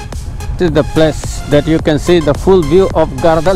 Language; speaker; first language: English; non-native, learner; Bangla